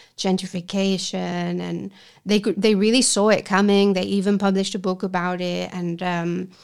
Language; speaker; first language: English; non-native, fluent; Spanish